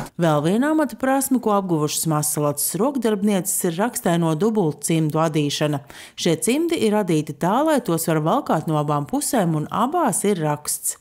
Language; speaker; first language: Latvian; native; Latvian